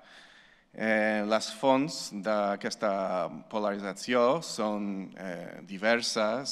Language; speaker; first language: Catalan; non-native, fluent; English